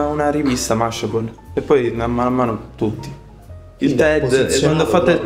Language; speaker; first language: Italian; native; Italian